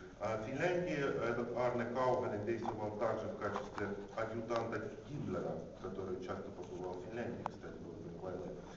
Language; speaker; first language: Russian; non-native, fluent; Finnish